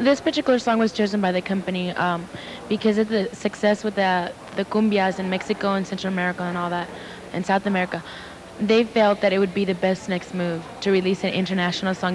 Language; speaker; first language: English; native; English